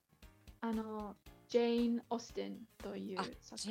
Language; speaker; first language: Japanese; non-native, learner; English